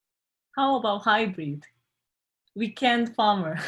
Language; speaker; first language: English; non-native, learner; Japanese